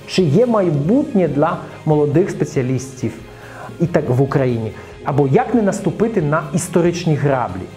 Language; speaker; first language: Ukrainian; non-native, fluent; Russian